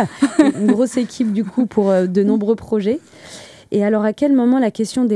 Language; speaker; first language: French; native; French